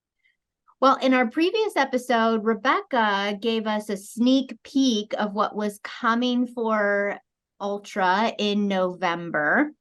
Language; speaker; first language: English; native; English